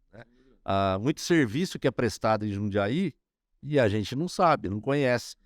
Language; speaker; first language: Portuguese; native; Portuguese